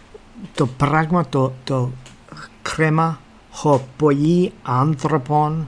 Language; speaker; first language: Greek; non-native, fluent; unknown